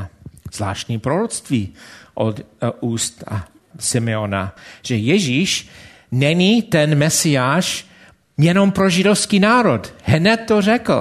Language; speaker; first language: Czech; non-native, fluent; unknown